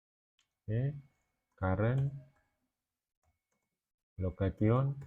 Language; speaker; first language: English; non-native, learner; Indonesian